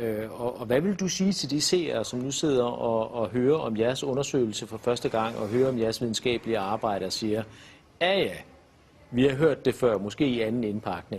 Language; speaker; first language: Danish; native; Danish